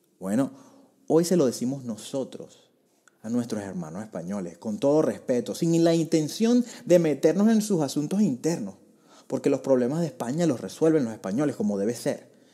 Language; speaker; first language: Spanish; native; Spanish